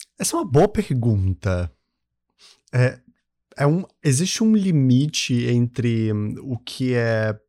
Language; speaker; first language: Portuguese; native; Portuguese